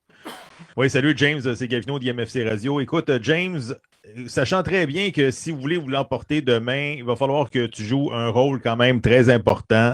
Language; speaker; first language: French; native; French